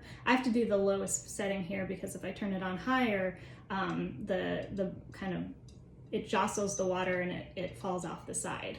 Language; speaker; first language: English; native; English